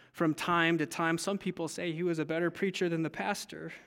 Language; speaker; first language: English; native; English